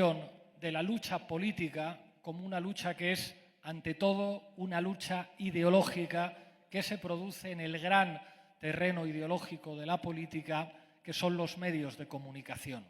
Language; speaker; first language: Spanish; native; Spanish